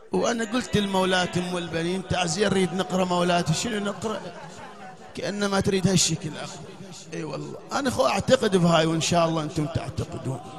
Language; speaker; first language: Arabic; native; Arabic